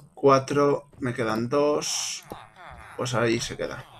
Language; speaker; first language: Spanish; native; Spanish